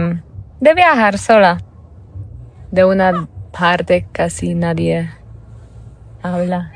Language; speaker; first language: Spanish; non-native, fluent; Polish